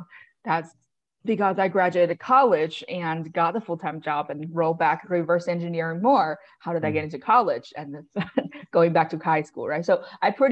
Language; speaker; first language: English; non-native, fluent; Chinese